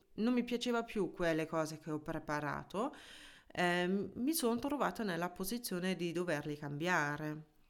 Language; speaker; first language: Italian; non-native, fluent; German